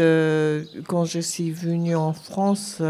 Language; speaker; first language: French; non-native, fluent; Japanese